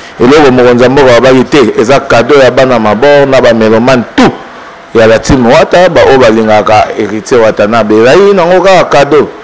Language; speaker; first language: Lingala; native; Lingala